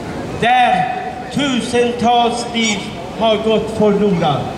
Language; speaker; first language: Swedish; non-native, fluent; Persian